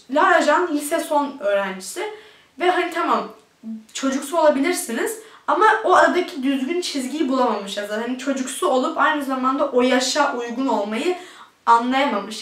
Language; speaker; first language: Turkish; early bilingual, heritage; Turkish